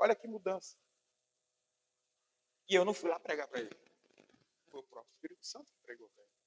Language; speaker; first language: Portuguese; native; Portuguese